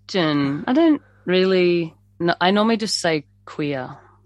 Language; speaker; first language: English; native; English